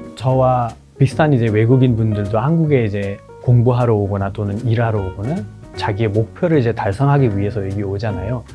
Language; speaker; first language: Korean; non-native, fluent; Nepali